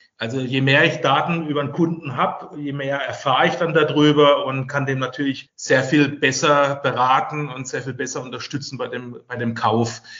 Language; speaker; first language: German; native; German